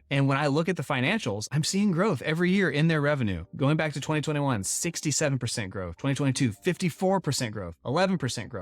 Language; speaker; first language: English; native; English